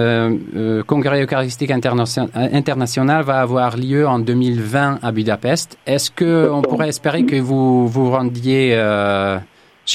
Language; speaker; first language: French; non-native, fluent; Hungarian